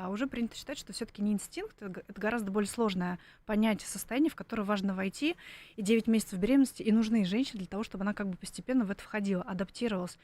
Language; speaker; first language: Russian; native; Russian